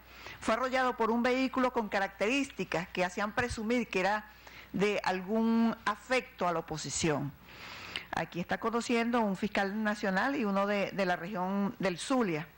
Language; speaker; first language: Spanish; native; Spanish